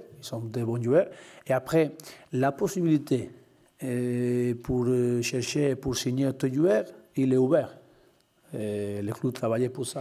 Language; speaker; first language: French; non-native, learner; Spanish